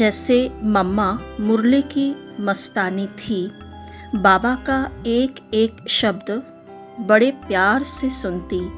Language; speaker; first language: Hindi; native; Hindi